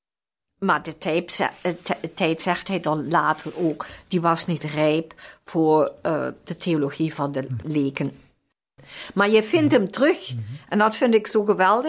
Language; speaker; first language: Dutch; non-native, fluent; German